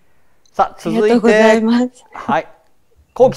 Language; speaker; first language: Japanese; native; Japanese